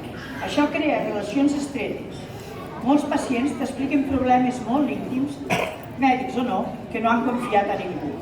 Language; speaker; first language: Catalan; native; Catalan